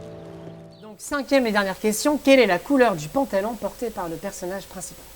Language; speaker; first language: French; native; French